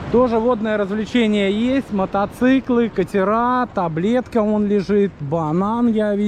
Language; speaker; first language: Russian; native; Russian